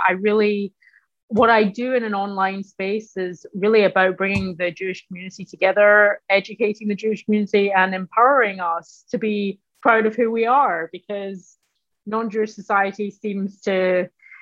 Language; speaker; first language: English; native; English